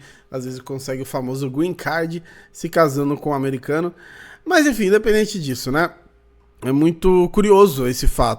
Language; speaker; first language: Portuguese; native; Portuguese